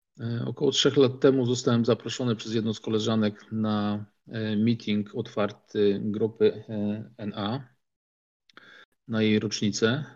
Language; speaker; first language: Polish; native; Polish